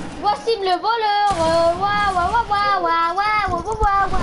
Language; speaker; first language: French; native; French